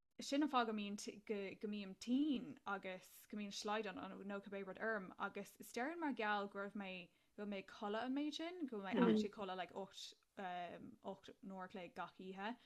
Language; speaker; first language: Irish; native; Irish